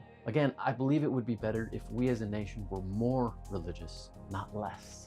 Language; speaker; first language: English; native; English